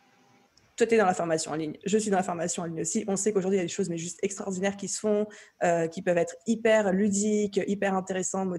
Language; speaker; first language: French; native; French